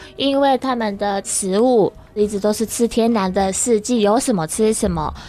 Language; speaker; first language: Chinese; non-native, fluent; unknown